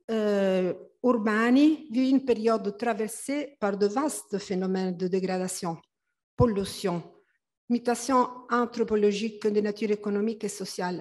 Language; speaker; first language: French; non-native, fluent; Italian